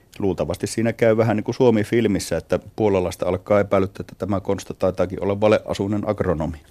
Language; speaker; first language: Finnish; native; Finnish